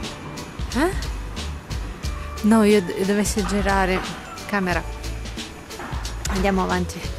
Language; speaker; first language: Italian; non-native, learner; Russian